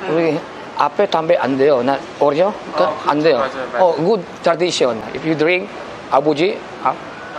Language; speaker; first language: Korean; non-native, learner; Filipino